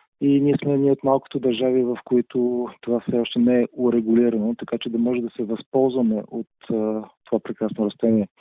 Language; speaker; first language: Bulgarian; native; Bulgarian